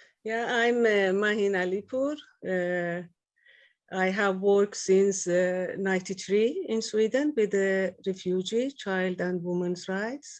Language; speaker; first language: English; non-native, learner; Persian